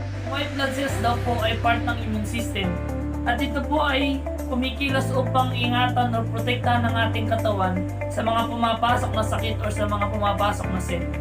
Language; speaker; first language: Filipino; native; Filipino